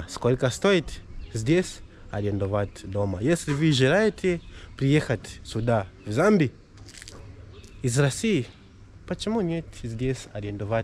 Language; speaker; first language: Russian; non-native, learner; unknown